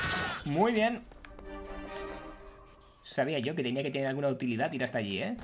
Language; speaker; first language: Spanish; native; Spanish